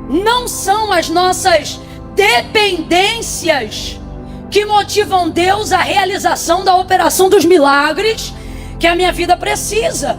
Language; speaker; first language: Portuguese; native; Portuguese